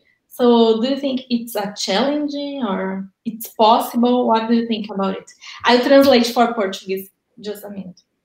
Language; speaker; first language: English; non-native, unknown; Portuguese